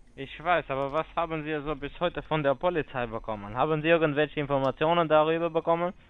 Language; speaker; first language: German; non-native, fluent; Albanian